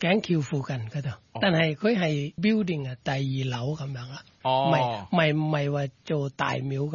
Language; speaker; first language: Cantonese; non-native, fluent; Thai